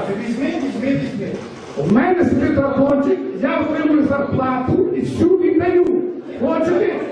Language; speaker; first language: Ukrainian; native; Ukrainian